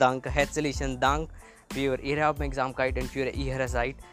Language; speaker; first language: German; non-native, learner; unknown